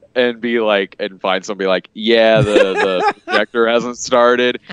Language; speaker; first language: English; native; English